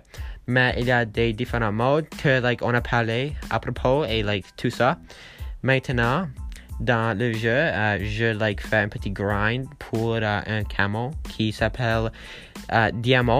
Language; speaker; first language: French; non-native, learner; English